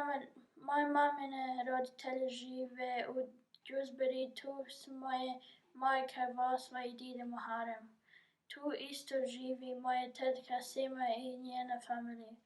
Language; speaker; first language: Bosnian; early bilingual, heritage; English